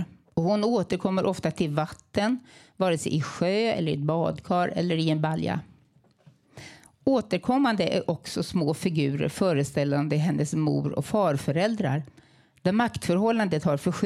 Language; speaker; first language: Swedish; native; Swedish